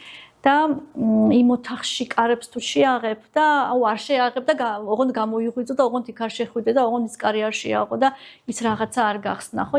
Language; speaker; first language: Georgian; native; Georgian